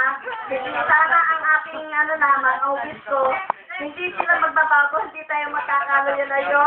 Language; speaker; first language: Filipino; native; Filipino